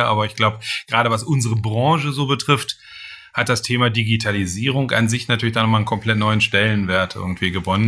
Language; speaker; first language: German; native; German